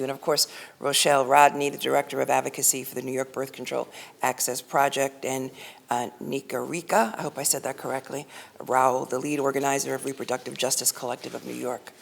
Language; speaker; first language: English; native; English